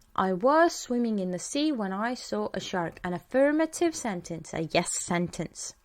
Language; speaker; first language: English; non-native, fluent; Estonian